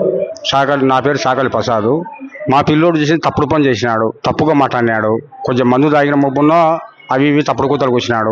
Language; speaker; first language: Telugu; native; Telugu